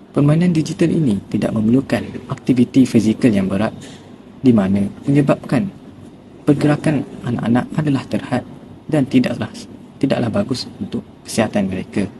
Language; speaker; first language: Malay; native; Malay